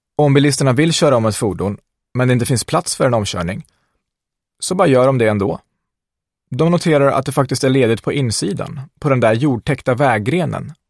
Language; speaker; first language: Swedish; early bilingual, other home language; Kurdish